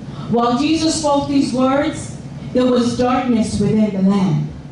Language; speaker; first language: English; early bilingual, other home language; Spanish